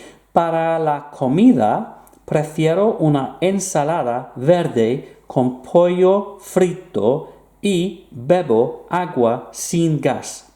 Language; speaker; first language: Spanish; non-native, fluent; English